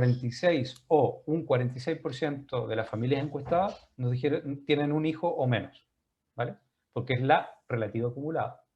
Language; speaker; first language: Spanish; native; Spanish